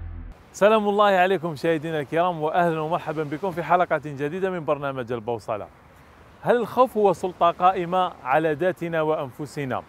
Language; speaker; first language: Arabic; native; Arabic